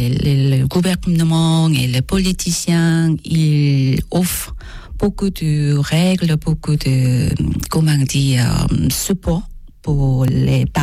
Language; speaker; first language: French; non-native, learner; Korean